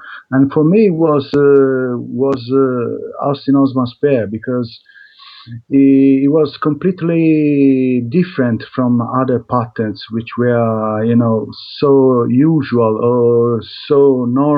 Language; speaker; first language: English; non-native, fluent; Italian